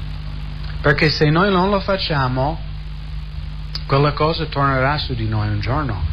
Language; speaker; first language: Italian; non-native, fluent; English